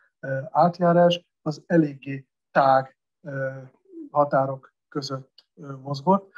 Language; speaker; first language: Hungarian; native; Hungarian